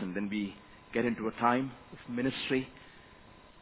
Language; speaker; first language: English; non-native, local second language; Malayalam